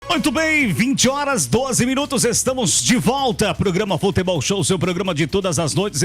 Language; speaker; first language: Portuguese; native; Portuguese